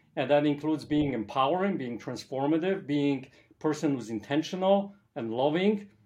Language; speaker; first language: English; early bilingual, other home language; Polish